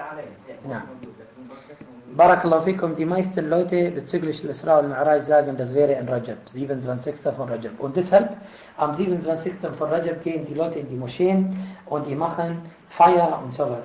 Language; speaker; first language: German; non-native, fluent; Arabic